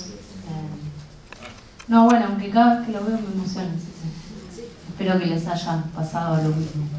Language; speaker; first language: Spanish; native; Spanish